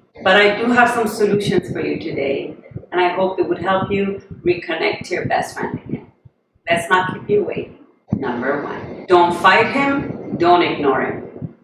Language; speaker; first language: English; non-native, fluent; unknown